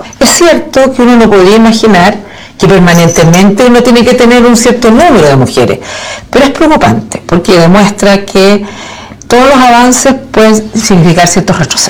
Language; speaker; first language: Spanish; native; Spanish